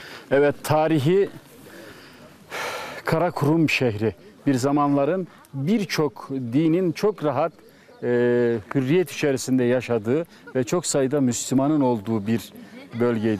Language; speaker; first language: Turkish; native; Turkish